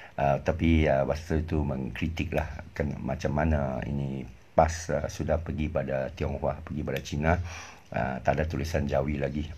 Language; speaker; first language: Malay; non-native, local second language; English